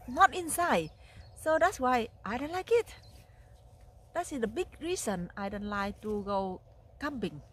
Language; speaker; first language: English; non-native, learner; Vietnamese